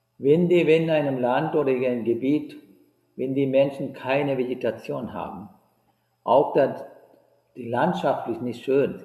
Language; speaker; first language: German; non-native, fluent; Sinhala